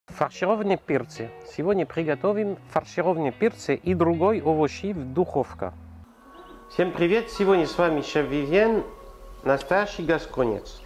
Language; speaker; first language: Russian; non-native, learner; French